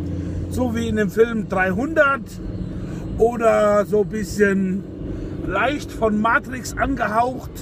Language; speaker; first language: German; native; German